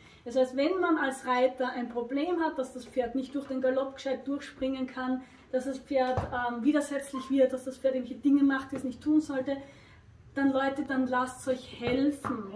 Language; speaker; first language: German; native; German